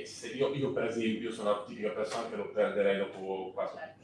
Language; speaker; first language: Italian; native; Italian